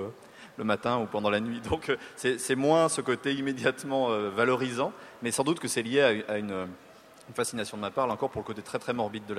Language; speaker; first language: French; native; French